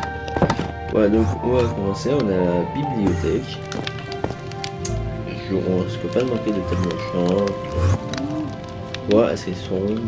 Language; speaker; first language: French; native; French